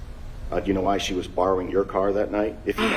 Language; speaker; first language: English; native; English